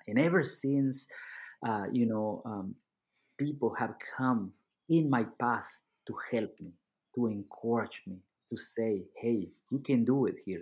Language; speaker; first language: English; non-native, fluent; Spanish